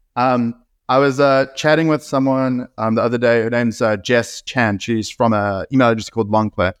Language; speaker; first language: English; native; English